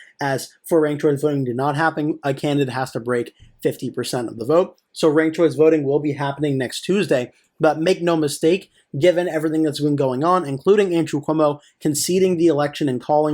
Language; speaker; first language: English; native; English